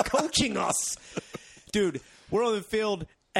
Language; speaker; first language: English; native; English